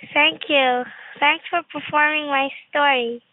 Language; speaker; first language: English; non-native, fluent; Turkish